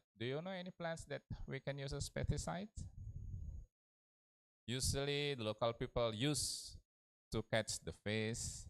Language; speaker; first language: English; non-native, learner; Indonesian